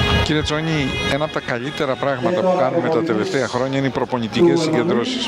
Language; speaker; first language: Greek; native; Greek